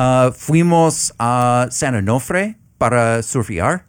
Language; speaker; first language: Spanish; non-native, learner; English